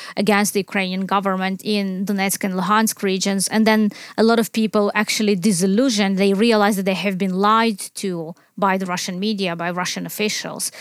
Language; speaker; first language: English; non-native, fluent; Ukrainian